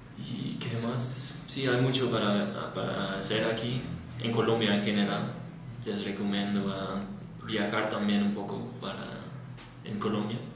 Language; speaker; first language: Spanish; non-native, learner; Dutch